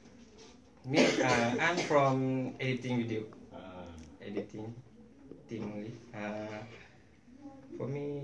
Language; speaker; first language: English; non-native, learner; Malay